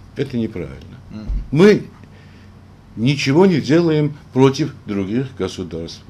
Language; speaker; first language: Russian; non-native, local second language; Armenian